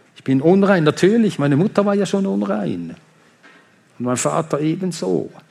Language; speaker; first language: German; non-native, fluent; Swedish